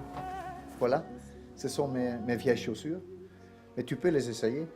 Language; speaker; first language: French; non-native, learner; Dutch